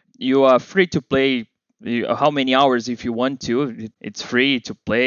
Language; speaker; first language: English; non-native, fluent; Portuguese